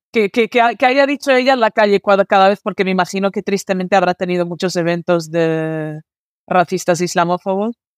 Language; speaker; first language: Spanish; early bilingual, other home language; Arabic